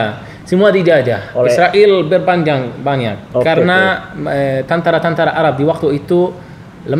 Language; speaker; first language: Indonesian; non-native, learner; Arabic